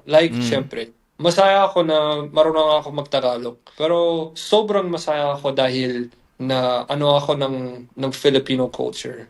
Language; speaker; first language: Filipino; non-native, fluent; English